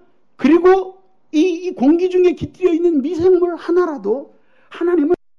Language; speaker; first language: Korean; native; Korean